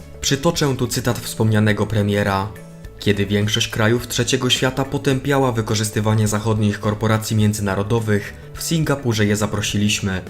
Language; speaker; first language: Polish; native; Polish